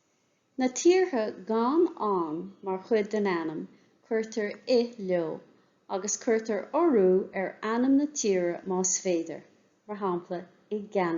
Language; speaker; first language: Irish; non-native, local second language; English